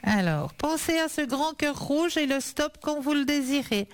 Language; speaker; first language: French; native; French